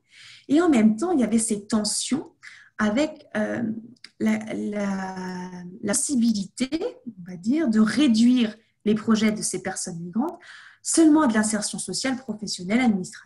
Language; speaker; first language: French; native; French